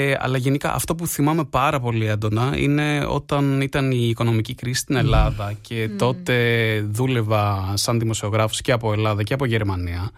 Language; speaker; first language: Greek; early bilingual, heritage; Greek